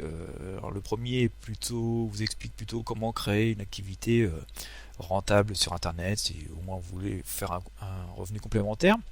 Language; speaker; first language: French; native; French